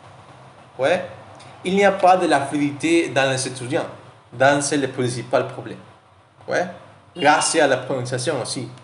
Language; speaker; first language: French; non-native, learner; Spanish